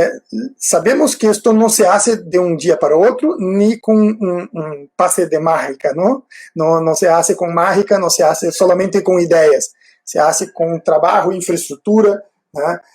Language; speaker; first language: Spanish; non-native, fluent; Portuguese